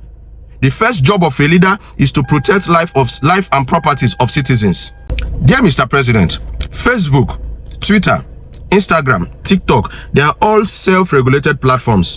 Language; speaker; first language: English; non-native, local second language; Igbo